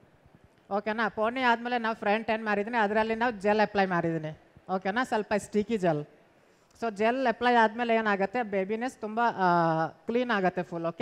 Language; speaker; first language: Kannada; non-native, local second language; Hindi